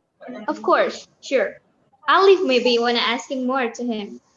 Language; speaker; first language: English; non-native, learner; Indonesian